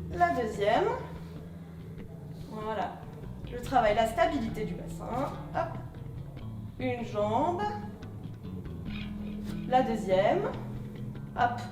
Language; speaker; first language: French; native; French